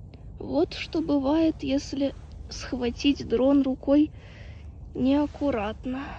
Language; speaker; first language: Russian; native; Russian